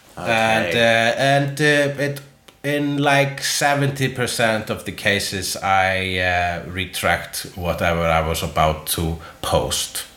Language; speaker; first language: English; non-native, fluent; Icelandic